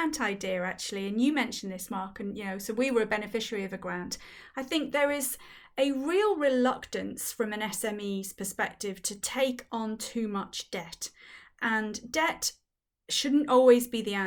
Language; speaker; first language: English; native; English